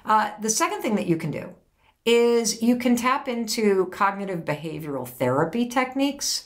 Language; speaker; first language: English; native; English